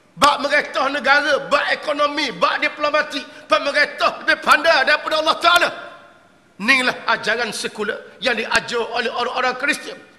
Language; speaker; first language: Malay; native; Malay